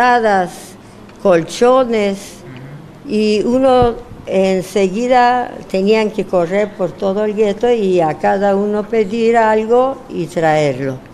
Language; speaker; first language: Spanish; non-native, fluent; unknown